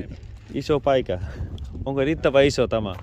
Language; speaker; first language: Finnish; non-native, learner; Bangla